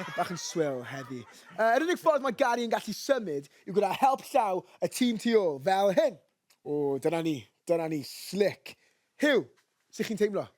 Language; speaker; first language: Welsh; native; Welsh